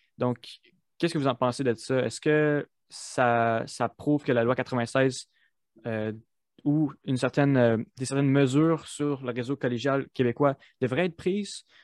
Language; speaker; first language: French; native; French